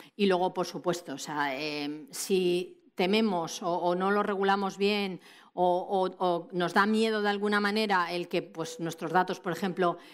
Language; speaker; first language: Spanish; native; Spanish